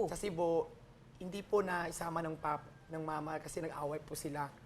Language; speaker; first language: Filipino; non-native, local second language; Waray